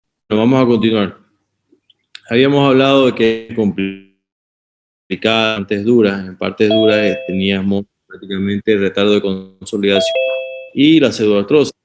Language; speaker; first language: Spanish; native; Spanish